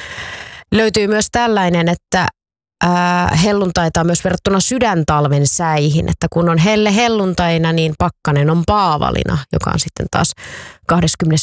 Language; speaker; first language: Finnish; native; Finnish